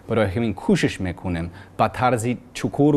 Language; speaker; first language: Persian; non-native, learner; English